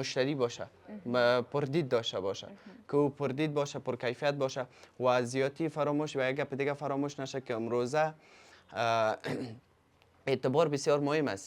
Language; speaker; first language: Persian; native; Persian